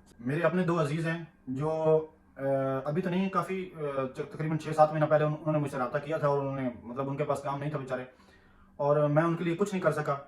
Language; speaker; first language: Urdu; non-native, local second language; Punjabi